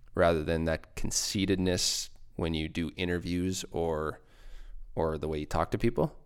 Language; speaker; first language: English; native; English